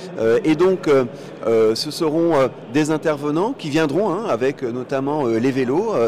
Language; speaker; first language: French; native; French